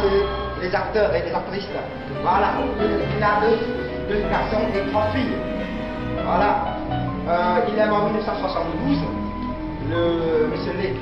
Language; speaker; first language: French; non-native, learner; Vietnamese